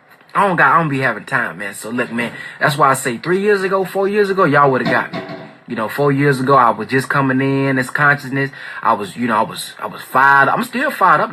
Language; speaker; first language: English; native; English